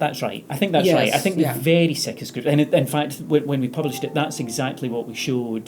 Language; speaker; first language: English; native; English